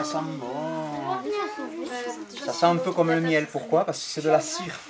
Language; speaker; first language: French; native; French